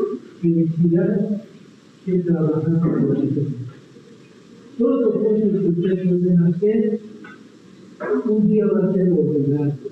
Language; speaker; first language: Spanish; non-native, learner; Persian